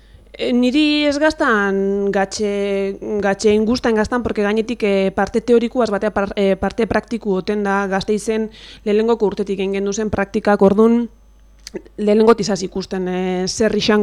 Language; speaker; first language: Basque; native; Basque